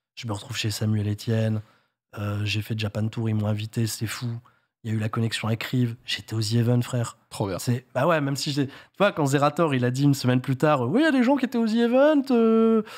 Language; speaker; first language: French; native; French